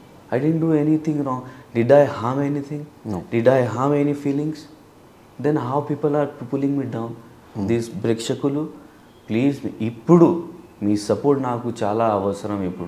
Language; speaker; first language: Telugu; non-native, local second language; Hindi